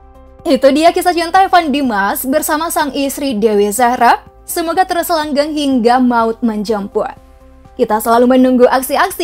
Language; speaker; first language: Indonesian; native; Indonesian